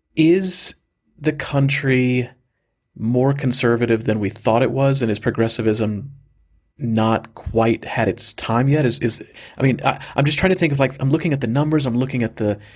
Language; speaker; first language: English; native; English